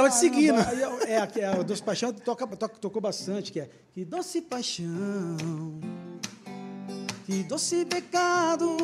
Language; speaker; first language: Portuguese; native; Portuguese